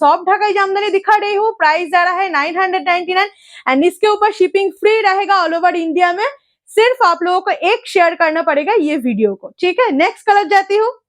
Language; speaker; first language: Hindi; non-native, local second language; Bangla